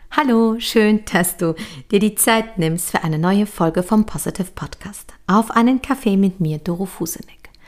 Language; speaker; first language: German; early bilingual, other home language; Polish